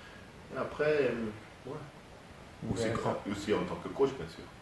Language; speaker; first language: French; non-native, fluent; German